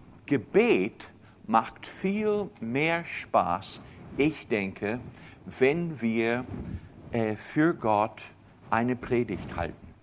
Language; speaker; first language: German; non-native, fluent; English